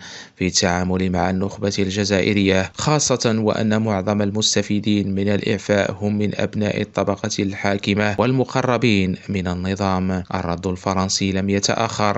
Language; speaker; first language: Arabic; native; Arabic